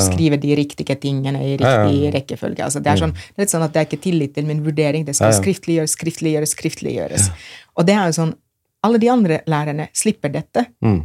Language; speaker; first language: Norwegian; non-native, fluent; Finnish